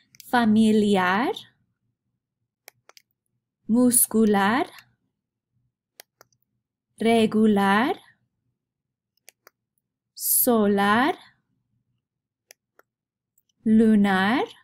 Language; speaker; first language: Spanish; non-native, fluent; English